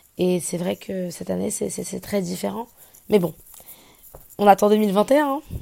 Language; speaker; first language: French; native; French